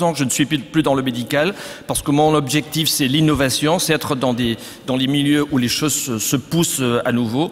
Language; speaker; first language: French; non-native, fluent; Catalan